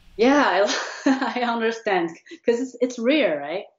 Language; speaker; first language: English; non-native, fluent; Chinese